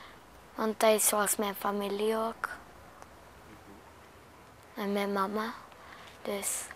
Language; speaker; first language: Dutch; non-native, local second language; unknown